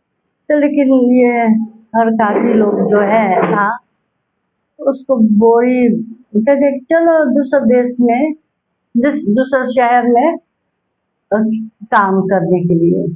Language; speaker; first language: Hindi; early bilingual, heritage; Hindi